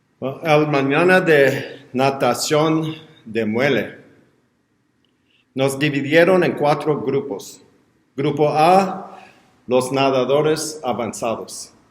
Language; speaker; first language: Spanish; non-native, learner; English